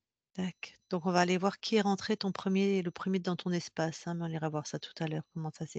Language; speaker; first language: French; native; French